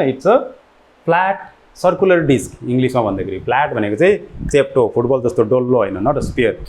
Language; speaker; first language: Nepali; native; Nepali